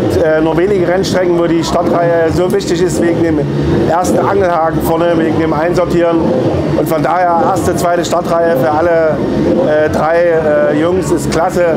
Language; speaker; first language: German; native; German